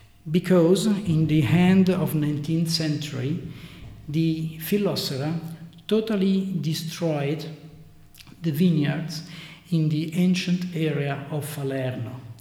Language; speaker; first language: English; non-native, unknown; Italian